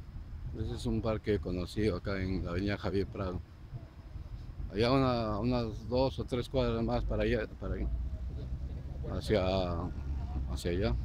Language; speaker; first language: Spanish; native; Spanish